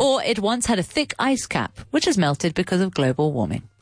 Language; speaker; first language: English; native; English